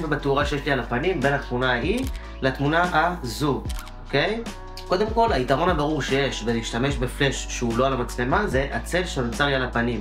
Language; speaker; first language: Hebrew; native; Hebrew